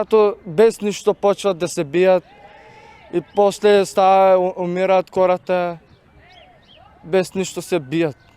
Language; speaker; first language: Bulgarian; non-native, local second language; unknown